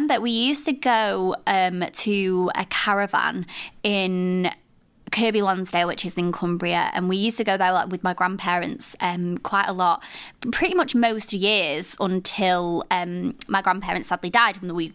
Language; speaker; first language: English; native; English